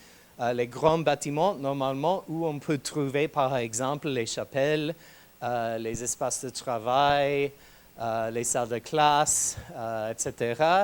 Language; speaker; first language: French; non-native, fluent; English